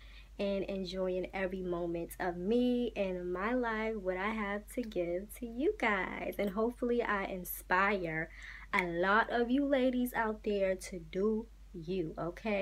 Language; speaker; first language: English; native; English